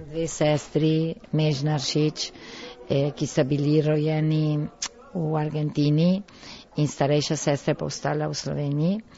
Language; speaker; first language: Slovenian; early bilingual, heritage; Slovenian